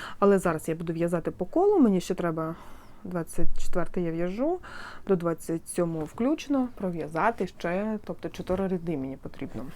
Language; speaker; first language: Ukrainian; non-native, local second language; Russian